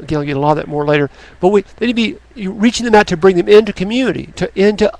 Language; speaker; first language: English; native; English